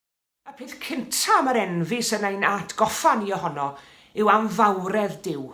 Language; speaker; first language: Welsh; native; Welsh